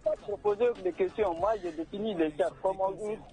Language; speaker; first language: French; non-native, learner; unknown